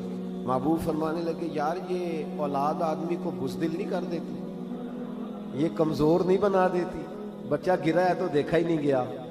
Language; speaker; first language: Urdu; native; Urdu